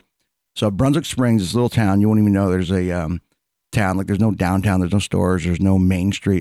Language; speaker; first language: English; native; English